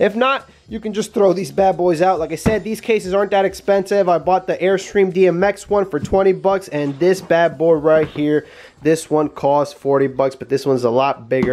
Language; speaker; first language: English; native; English